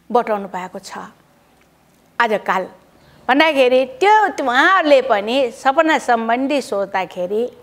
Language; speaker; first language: Nepali; non-native, local second language; Newari